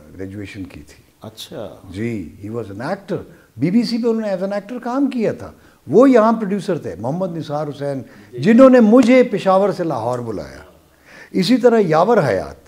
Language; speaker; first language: Urdu; non-native, local second language; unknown